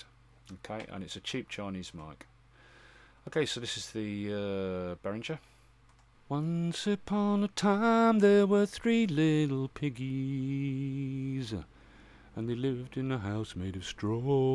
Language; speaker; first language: English; native; English